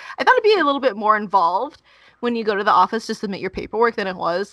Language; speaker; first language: English; native; English